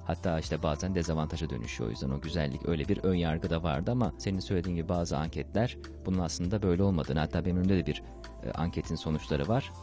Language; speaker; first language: Turkish; non-native, fluent; Chinese